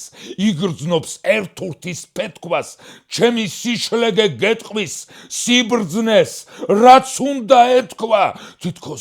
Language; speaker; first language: Georgian; native; Georgian